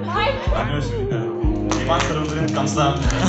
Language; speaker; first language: Korean; non-native, learner; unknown